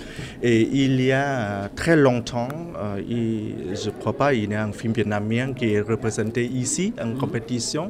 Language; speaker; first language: French; non-native, learner; Vietnamese